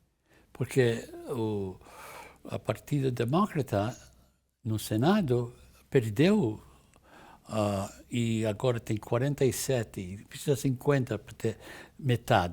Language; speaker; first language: Portuguese; non-native, fluent; English